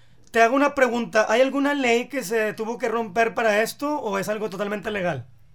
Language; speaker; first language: Spanish; native; Spanish